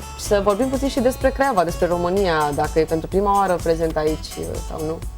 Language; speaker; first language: Romanian; native; Romanian